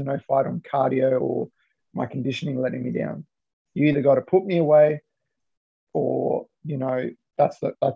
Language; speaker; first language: English; native; English